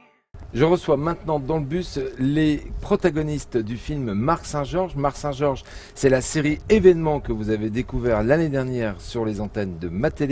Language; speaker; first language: French; native; French